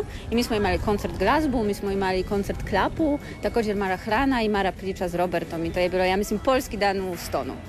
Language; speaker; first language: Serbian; non-native, learner; Polish